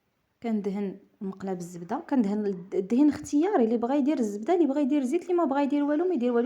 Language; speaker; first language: Arabic; native; Arabic